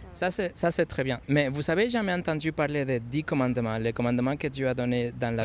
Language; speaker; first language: French; non-native, fluent; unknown